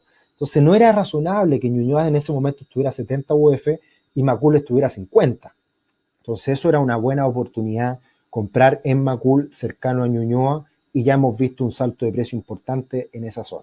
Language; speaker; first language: Spanish; native; Spanish